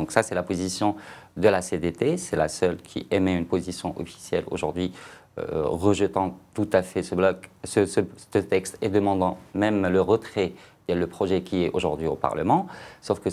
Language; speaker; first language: French; non-native, local second language; Arabic